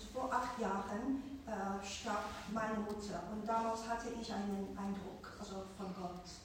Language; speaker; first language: German; non-native, fluent; Chinese